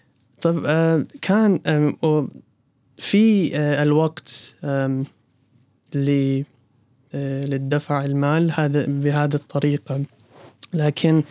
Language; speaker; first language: Arabic; non-native, learner; English